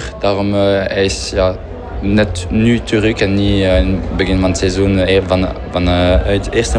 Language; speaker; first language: Dutch; non-native, fluent; French